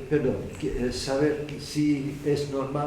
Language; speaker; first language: Spanish; non-native, learner; English